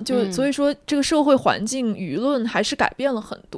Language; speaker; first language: Chinese; native; Chinese